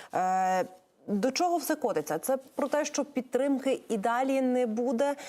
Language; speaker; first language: Ukrainian; native; Ukrainian